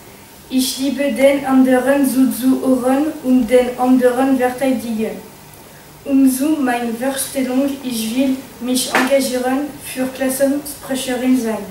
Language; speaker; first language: German; non-native, learner; French